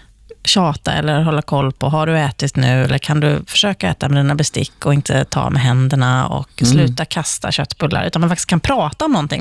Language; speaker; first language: Swedish; native; Swedish